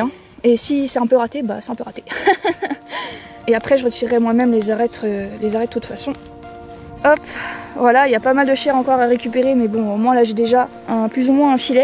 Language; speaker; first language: French; native; French